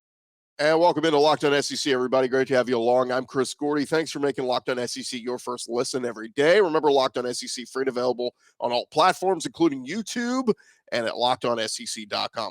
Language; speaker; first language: English; native; English